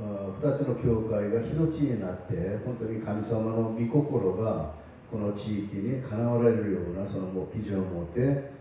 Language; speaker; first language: Japanese; non-native, fluent; Korean